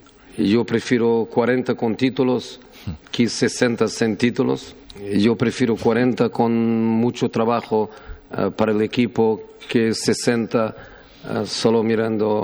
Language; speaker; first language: Spanish; non-native, fluent; Portuguese